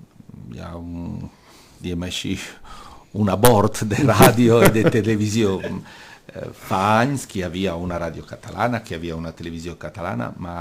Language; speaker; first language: Catalan; non-native, local second language; Italian